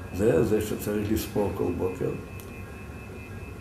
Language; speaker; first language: Hebrew; non-native, fluent; Yiddish